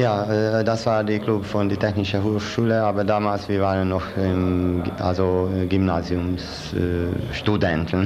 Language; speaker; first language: German; non-native, learner; Hungarian